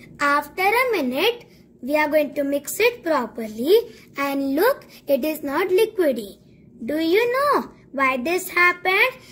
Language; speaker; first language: English; non-native, local second language; Marathi